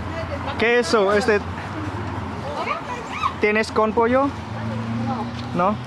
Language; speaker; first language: Spanish; non-native, learner; Indonesian